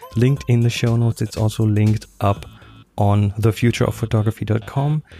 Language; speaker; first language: English; non-native, fluent; German